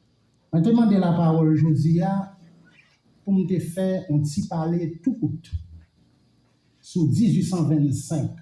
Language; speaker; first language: French; non-native, local second language; Haitian Creole